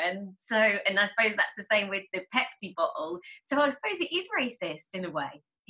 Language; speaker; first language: English; native; English